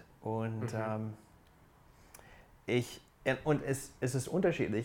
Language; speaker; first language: German; non-native, fluent; English